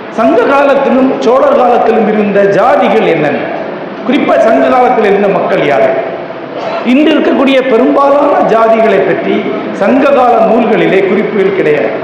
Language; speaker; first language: Tamil; non-native, local second language; Malayalam